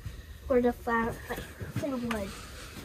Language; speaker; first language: English; native; English